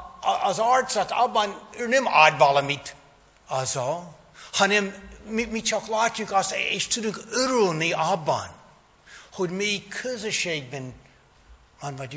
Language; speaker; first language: Hungarian; non-native, fluent; English